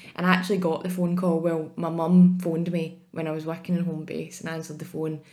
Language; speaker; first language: English; native; English